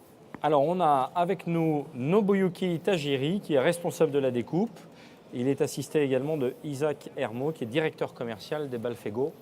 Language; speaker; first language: French; native; French